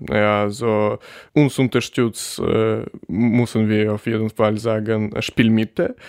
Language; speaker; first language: German; non-native, learner; Ukrainian